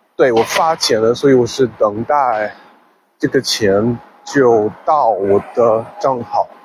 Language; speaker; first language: Chinese; non-native, fluent; English